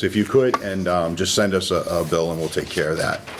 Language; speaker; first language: English; native; English